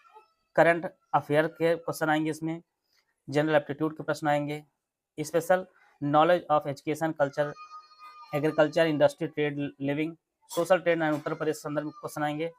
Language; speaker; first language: Hindi; native; Hindi